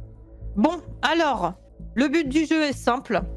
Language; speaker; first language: French; native; French